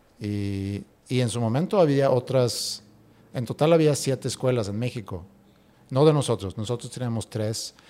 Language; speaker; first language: Spanish; non-native, fluent; Swedish